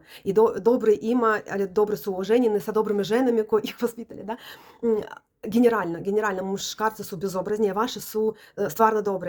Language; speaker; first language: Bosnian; non-native, learner; Russian